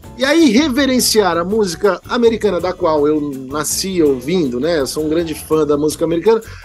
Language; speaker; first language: Portuguese; native; Portuguese